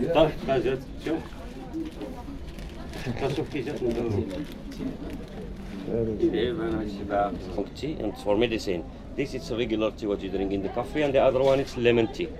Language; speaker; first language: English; non-native, learner; Arabic